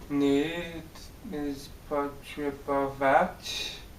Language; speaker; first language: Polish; early bilingual, heritage; English